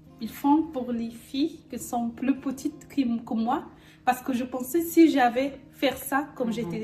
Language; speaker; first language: French; non-native, learner; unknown